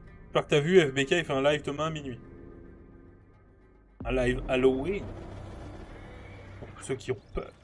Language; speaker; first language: French; native; French